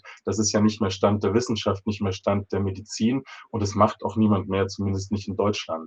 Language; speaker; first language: German; native; German